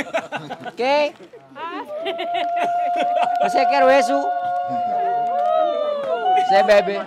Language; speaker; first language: Portuguese; non-native, learner; Vietnamese